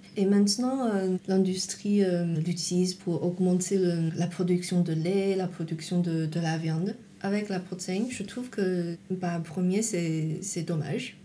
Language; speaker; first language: French; non-native, fluent; Chinese